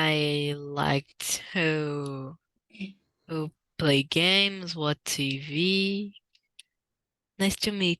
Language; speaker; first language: English; non-native, learner; Portuguese